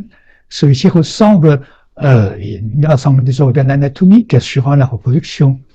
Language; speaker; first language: French; native; French